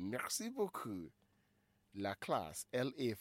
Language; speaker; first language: French; non-native, fluent; Igbo